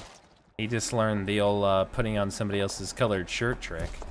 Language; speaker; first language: English; native; English